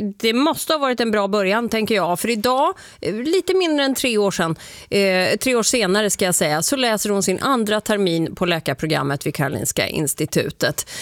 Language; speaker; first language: Swedish; native; Swedish